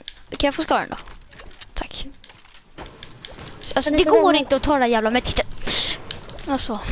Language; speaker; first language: Swedish; native; Swedish